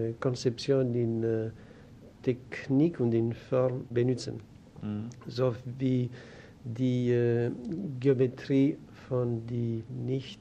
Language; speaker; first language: German; non-native, learner; Greek